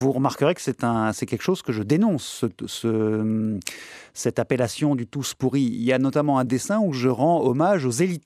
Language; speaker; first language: French; native; French